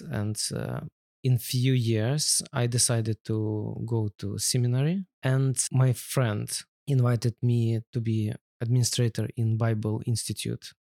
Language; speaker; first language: English; non-native, learner; Ukrainian